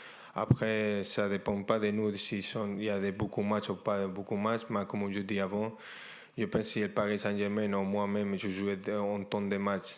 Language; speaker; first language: French; non-native, fluent; Spanish